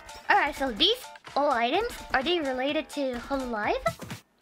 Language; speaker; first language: English; non-native, fluent; Japanese